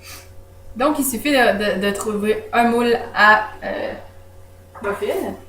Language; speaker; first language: French; native; French